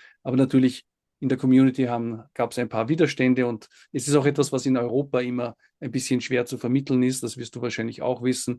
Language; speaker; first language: German; native; German